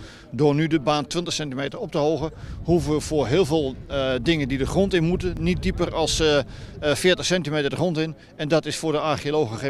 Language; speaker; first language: Dutch; native; Dutch